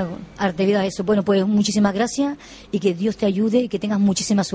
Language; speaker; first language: Spanish; native; Spanish